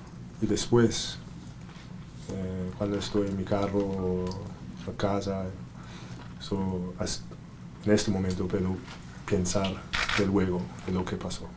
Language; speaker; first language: Spanish; non-native, learner; English